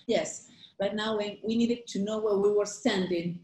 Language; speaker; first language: English; non-native, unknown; Spanish